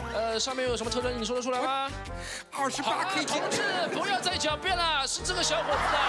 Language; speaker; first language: Chinese; native; Chinese